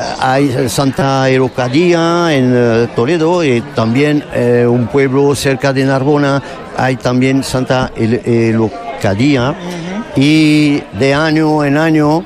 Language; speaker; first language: Spanish; non-native, learner; French